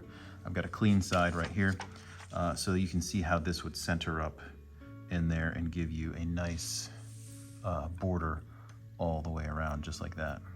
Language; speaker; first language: English; native; English